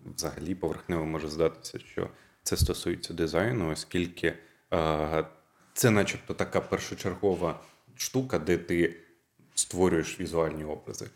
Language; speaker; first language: Ukrainian; non-native, local second language; Russian